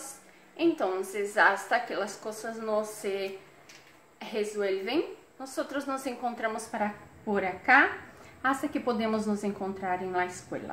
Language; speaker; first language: Spanish; non-native, fluent; Portuguese